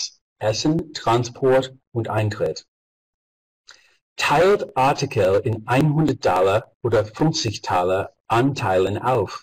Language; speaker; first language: German; non-native, fluent; English